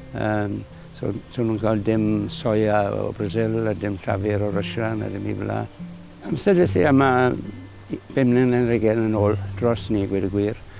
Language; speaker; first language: Welsh; native; Welsh